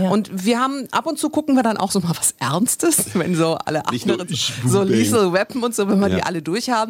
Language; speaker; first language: German; native; German